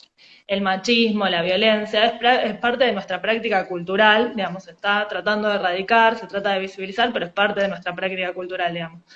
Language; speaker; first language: Spanish; native; Spanish